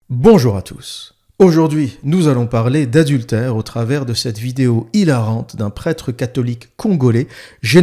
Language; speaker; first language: French; native; French